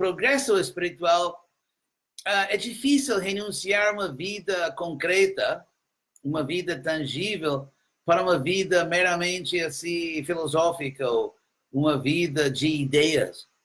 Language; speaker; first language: Portuguese; non-native, fluent; English